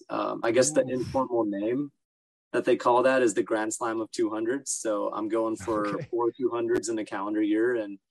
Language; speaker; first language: English; native; English